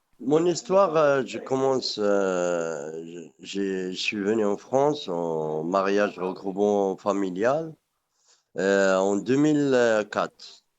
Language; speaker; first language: French; non-native, local second language; Arabic